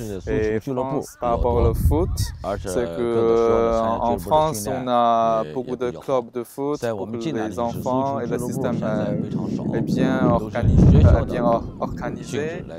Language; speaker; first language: French; non-native, fluent; Chinese